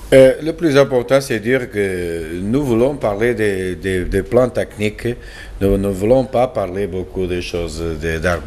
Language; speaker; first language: French; non-native, learner; Portuguese